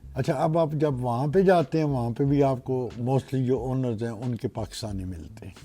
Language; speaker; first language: Urdu; non-native, local second language; Punjabi